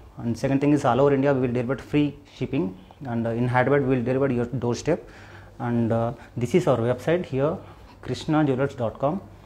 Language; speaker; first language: English; non-native, local second language; Telugu